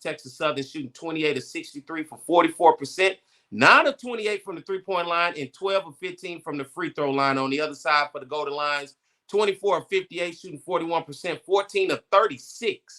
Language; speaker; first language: English; native; English